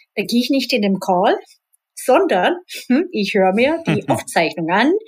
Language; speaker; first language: German; non-native, fluent; Swedish